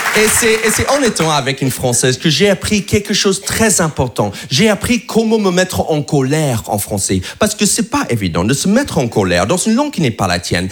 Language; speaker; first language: French; non-native, fluent; English